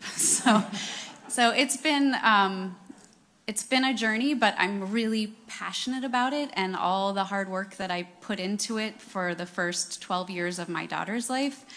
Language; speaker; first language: English; native; English